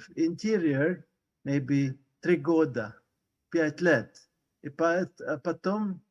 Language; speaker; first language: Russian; non-native, learner; Hungarian